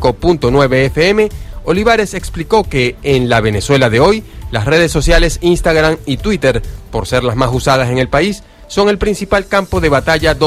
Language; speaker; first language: Spanish; native; Spanish